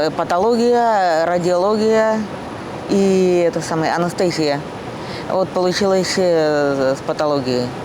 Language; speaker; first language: Russian; native; Russian